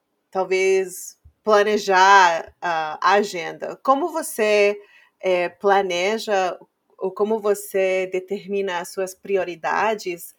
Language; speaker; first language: Portuguese; non-native, fluent; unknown